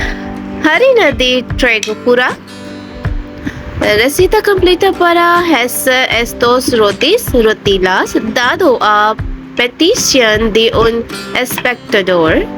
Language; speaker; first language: Spanish; non-native, learner; Urdu